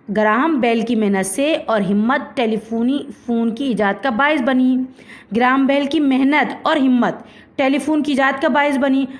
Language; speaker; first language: Urdu; native; Urdu